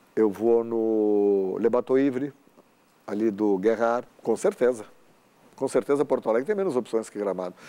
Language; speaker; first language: Portuguese; native; Portuguese